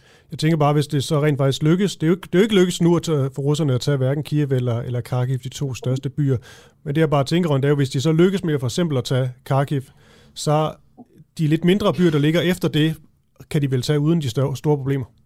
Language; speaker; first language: Danish; native; Danish